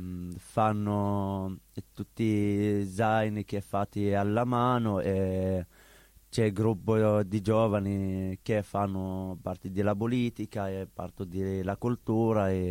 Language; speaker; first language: Italian; non-native, learner; Arabic